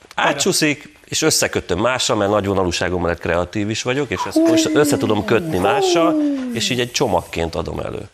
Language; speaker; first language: Hungarian; native; Hungarian